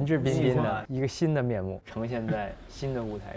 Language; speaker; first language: Chinese; native; Chinese